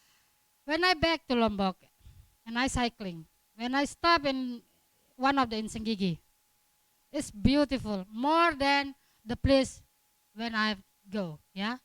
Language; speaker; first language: English; non-native, learner; Indonesian